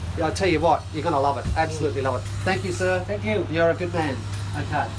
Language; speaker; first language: English; native; English